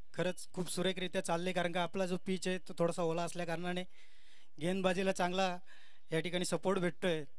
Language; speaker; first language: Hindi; non-native, local second language; Marathi